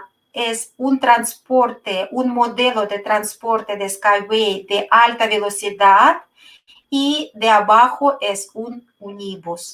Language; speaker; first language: Spanish; non-native, fluent; Russian